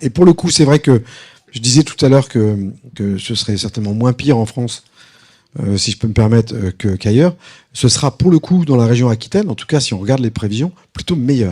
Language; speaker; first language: French; native; French